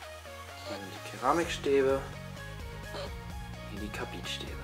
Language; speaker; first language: German; native; German